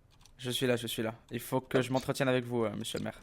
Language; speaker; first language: French; native; French